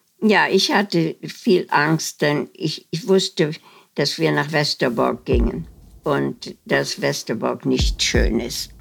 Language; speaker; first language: German; non-native, fluent; Dutch